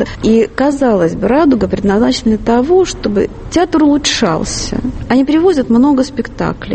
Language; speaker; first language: Russian; native; Russian